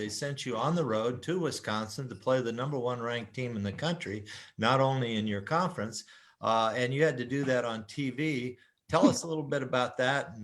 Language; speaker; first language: English; native; English